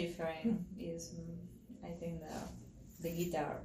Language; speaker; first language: English; non-native, learner; Spanish